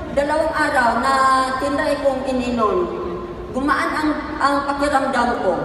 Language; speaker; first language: Filipino; non-native, local second language; Cebuano